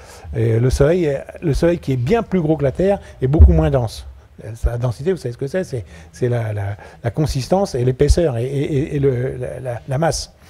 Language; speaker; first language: French; native; French